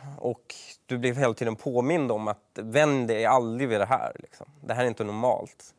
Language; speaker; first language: Swedish; early bilingual, other home language; Persian